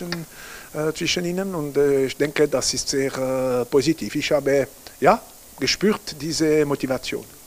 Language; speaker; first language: German; non-native, local second language; French